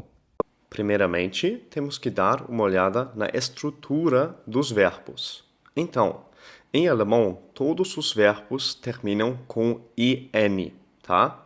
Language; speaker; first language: Portuguese; non-native, fluent; German